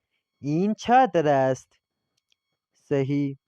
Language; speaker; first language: Persian; non-native, fluent; Urdu